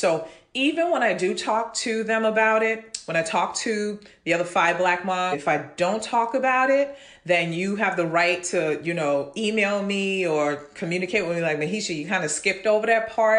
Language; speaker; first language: English; native; English